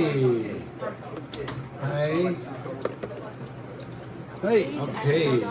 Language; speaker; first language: English; non-native, learner; Japanese